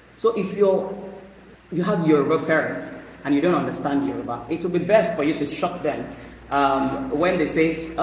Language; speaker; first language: English; non-native, local second language; Yoruba